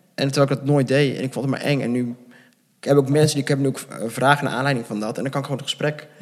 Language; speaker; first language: Dutch; native; Dutch